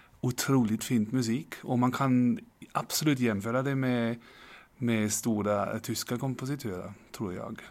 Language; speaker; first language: Swedish; non-native, fluent; German